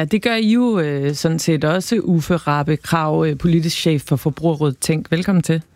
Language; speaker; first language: Danish; native; Danish